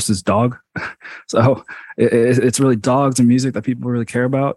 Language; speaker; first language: English; native; English